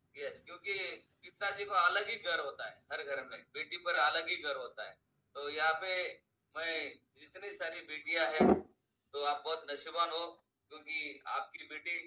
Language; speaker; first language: Hindi; non-native, local second language; Marathi